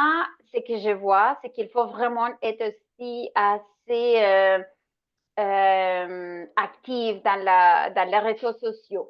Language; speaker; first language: French; non-native, fluent; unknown